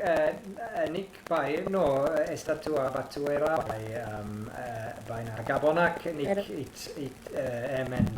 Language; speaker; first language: Basque; non-native, learner; English